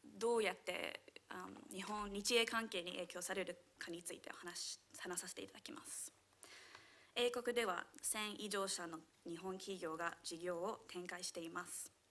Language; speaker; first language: Japanese; non-native, fluent; English